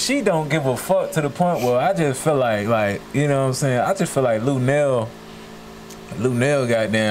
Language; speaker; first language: English; native; English